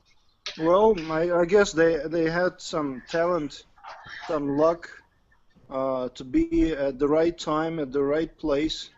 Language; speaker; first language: English; non-native, fluent; Russian